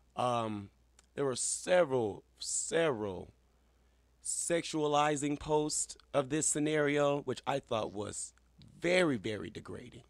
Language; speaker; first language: English; native; English